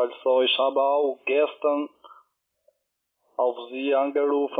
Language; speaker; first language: German; non-native, learner; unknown